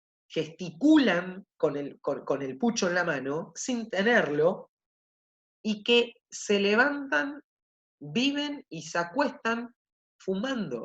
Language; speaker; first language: Spanish; native; Spanish